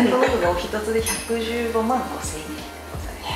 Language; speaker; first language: Japanese; native; Japanese